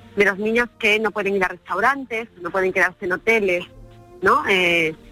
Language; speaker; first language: Spanish; native; Spanish